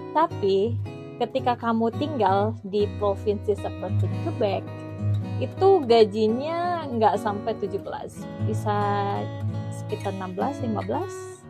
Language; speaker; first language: Indonesian; native; Indonesian